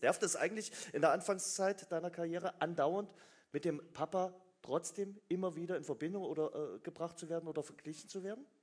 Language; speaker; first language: German; native; German